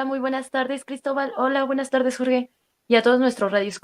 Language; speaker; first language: Spanish; native; Spanish